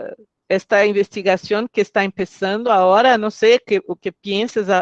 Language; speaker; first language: Spanish; non-native, fluent; Portuguese